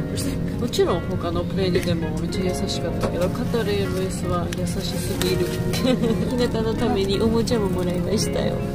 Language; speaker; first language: Japanese; non-native, learner; Georgian